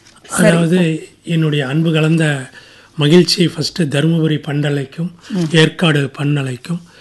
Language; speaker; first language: Tamil; native; Tamil